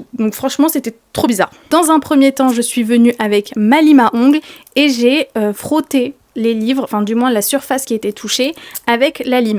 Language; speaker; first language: French; native; French